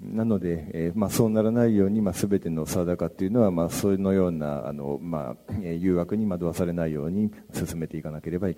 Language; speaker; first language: Japanese; native; Japanese